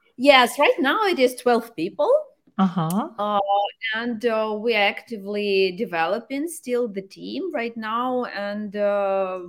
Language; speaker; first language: English; non-native, fluent; Ukrainian